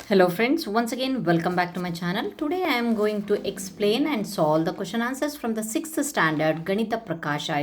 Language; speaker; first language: English; non-native, local second language; Kannada